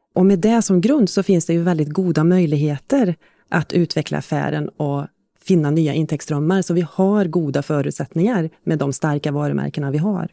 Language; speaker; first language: Swedish; native; Swedish